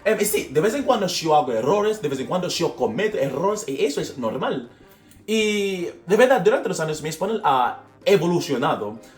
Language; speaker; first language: Spanish; non-native, fluent; English